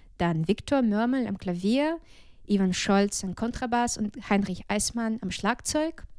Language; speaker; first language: German; non-native, fluent; Ukrainian